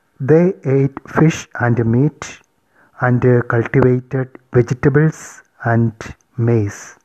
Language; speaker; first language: English; non-native, local second language; Malayalam